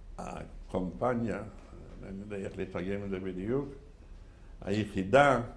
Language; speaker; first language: Hebrew; non-native, fluent; Yiddish